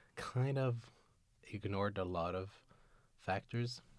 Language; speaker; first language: English; non-native, fluent; Arabic